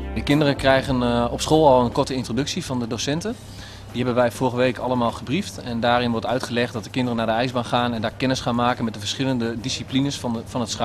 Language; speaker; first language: Dutch; native; Dutch